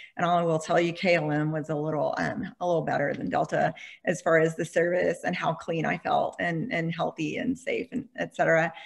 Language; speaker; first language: English; native; English